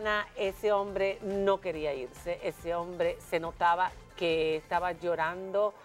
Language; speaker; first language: Spanish; native; Spanish